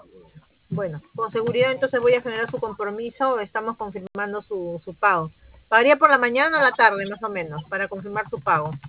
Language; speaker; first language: Spanish; native; Spanish